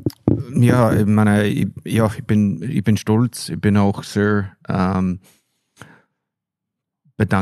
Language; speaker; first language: German; non-native, fluent; English